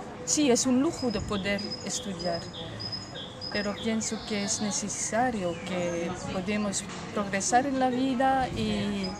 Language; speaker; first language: Spanish; non-native, learner; Dutch